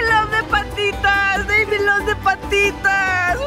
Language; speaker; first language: English; non-native, fluent; Spanish